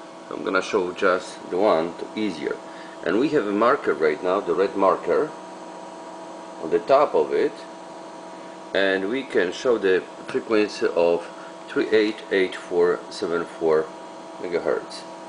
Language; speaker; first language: English; non-native, fluent; Polish